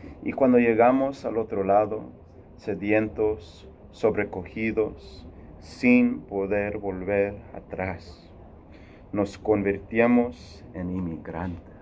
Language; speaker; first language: Spanish; early bilingual, heritage; Spanish